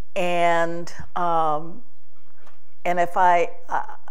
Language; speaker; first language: English; native; English